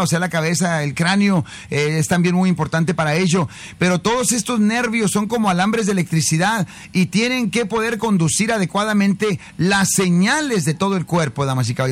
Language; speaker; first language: Spanish; native; Spanish